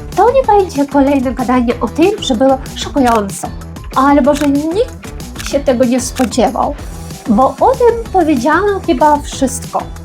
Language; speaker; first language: Polish; non-native, fluent; Ukrainian